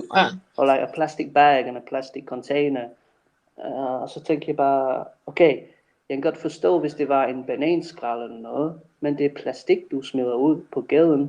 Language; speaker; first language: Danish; non-native, fluent; English